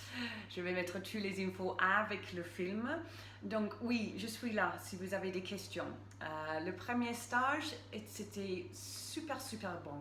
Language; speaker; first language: French; non-native, fluent; English